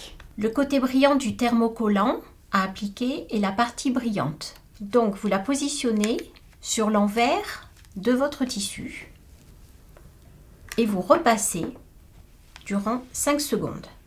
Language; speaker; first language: French; native; French